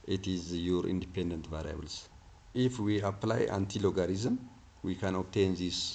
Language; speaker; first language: English; non-native, local second language; Amharic